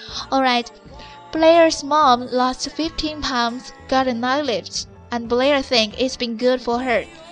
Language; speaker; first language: English; non-native, fluent; Chinese